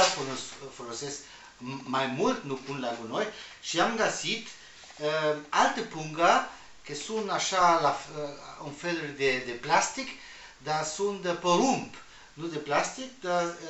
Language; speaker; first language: Romanian; non-native, learner; Spanish